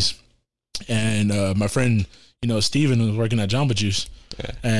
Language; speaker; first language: English; native; English